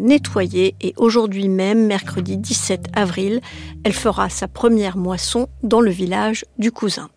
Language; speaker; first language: French; native; French